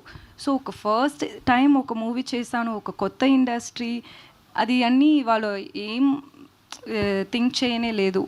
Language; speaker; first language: Telugu; non-native, learner; Tamil